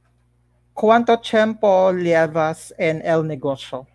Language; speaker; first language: Spanish; non-native, learner; Filipino